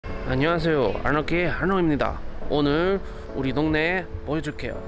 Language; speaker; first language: Korean; non-native, learner; Spanish